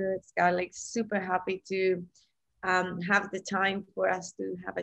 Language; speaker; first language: English; non-native, fluent; Spanish